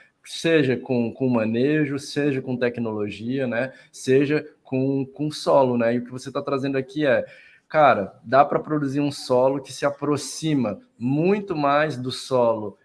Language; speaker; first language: Portuguese; native; Portuguese